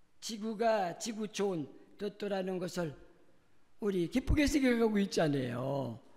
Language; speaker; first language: Korean; non-native, fluent; French